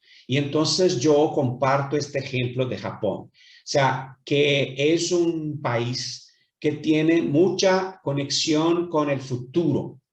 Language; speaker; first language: Spanish; non-native, fluent; Portuguese